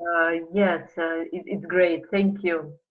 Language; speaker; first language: English; non-native, fluent; Russian